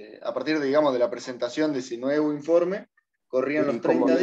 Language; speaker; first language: Spanish; native; Spanish